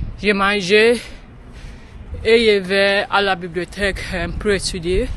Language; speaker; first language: French; non-native, learner; English